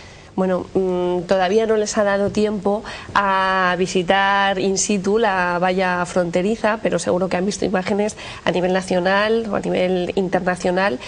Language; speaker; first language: Spanish; native; Spanish